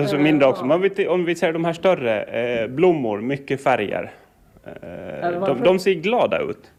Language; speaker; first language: Swedish; native; Swedish